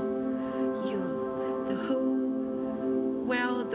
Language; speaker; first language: English; non-native, fluent; Chinese